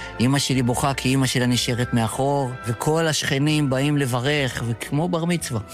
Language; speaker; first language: Hebrew; early bilingual, other home language; Yiddish